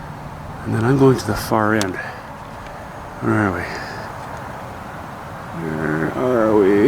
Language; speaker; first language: English; native; English